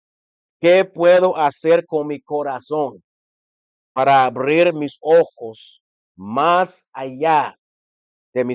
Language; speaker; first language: Spanish; non-native, fluent; English